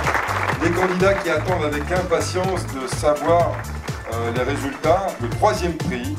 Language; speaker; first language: French; native; French